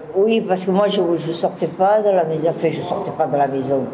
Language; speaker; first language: French; native; French